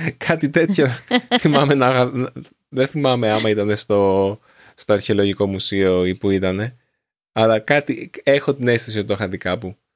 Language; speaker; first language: Greek; native; Greek